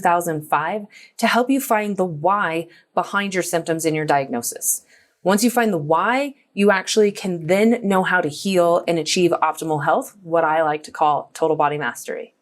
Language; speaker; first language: English; native; English